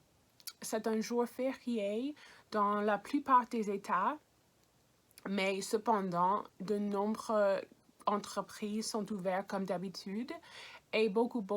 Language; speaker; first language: French; non-native, fluent; English